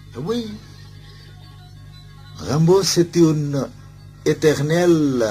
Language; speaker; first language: French; non-native, fluent; Bangla